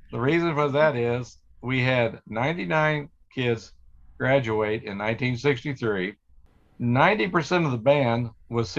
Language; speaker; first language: English; native; English